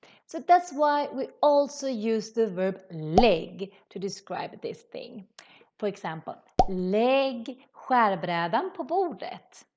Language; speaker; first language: Swedish; native; Swedish